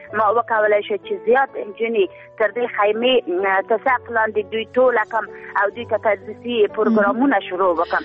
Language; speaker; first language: Pashto; native; Pashto